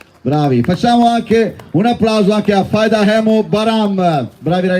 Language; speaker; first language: Italian; native; Italian